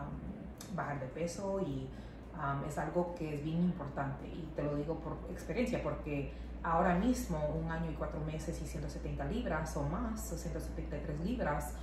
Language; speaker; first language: Spanish; non-native, local second language; English